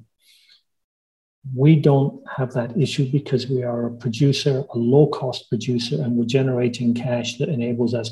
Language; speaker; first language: English; native; English